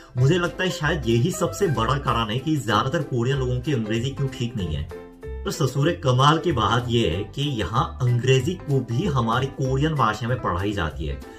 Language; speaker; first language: Hindi; non-native, fluent; Korean